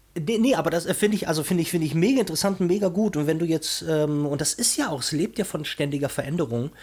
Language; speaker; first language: German; non-native, fluent; Portuguese